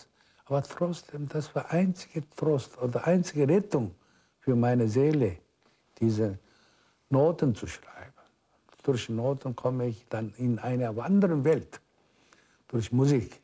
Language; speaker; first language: German; non-native, fluent; Korean